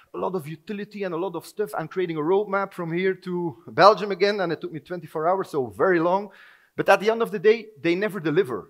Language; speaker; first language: English; non-native, fluent; Dutch